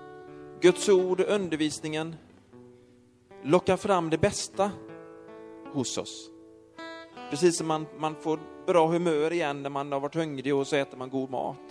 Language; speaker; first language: Swedish; native; Swedish